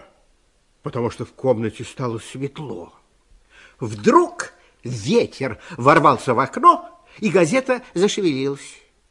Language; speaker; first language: Russian; native; Russian